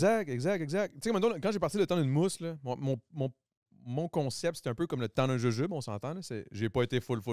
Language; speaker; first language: French; native; French